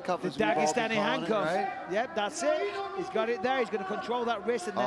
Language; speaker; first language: English; native; English